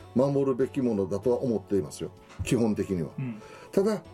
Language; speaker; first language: Japanese; native; Japanese